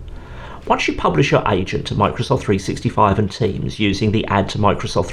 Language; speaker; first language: English; native; English